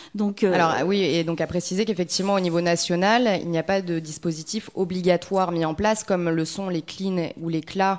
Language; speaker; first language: French; native; French